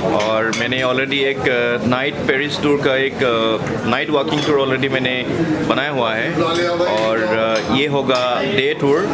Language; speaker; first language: Hindi; native; Hindi